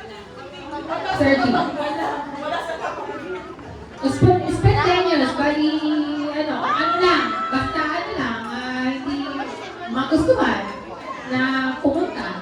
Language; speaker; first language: Filipino; native; Filipino